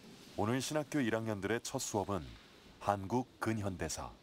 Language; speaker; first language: Korean; native; Korean